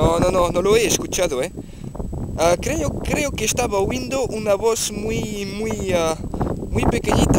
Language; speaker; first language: Spanish; non-native, fluent; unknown